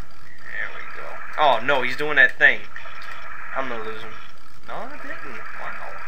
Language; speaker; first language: English; native; English